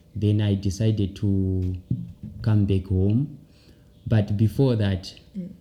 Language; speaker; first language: English; non-native, local second language; Shona